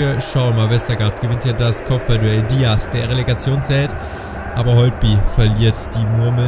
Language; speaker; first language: German; native; German